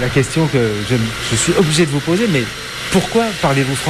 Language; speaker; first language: French; native; French